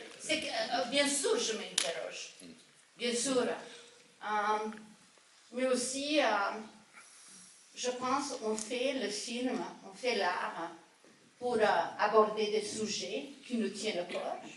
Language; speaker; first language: French; non-native, fluent; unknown